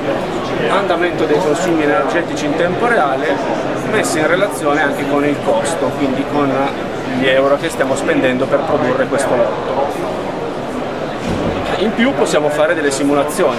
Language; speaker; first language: Italian; native; Italian